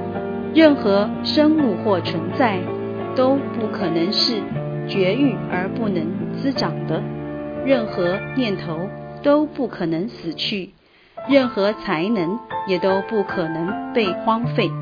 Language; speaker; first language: Chinese; native; Chinese